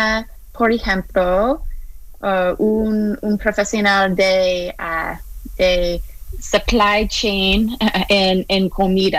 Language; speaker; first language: Spanish; non-native, learner; English